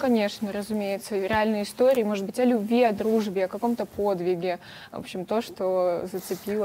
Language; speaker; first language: Russian; native; Russian